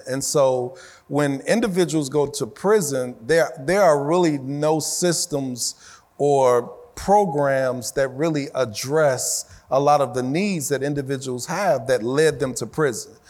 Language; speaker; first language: English; native; English